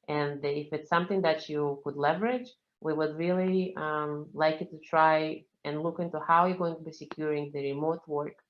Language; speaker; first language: English; non-native, fluent; Russian